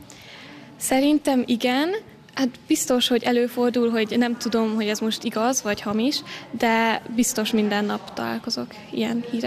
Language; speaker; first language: Hungarian; non-native, local second language; German